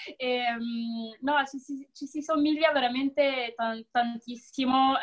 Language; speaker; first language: Italian; early bilingual, other home language; Arabic